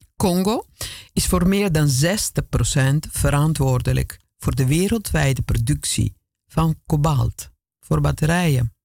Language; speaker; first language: Dutch; non-native, fluent; Italian